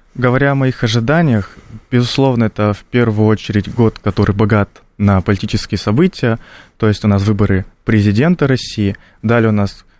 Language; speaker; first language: Russian; native; Russian